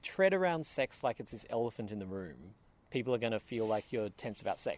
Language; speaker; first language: English; native; English